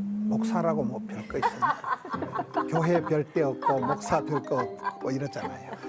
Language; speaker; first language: Korean; native; Korean